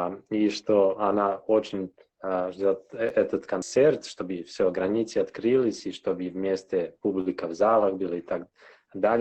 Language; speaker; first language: Russian; non-native, local second language; Serbian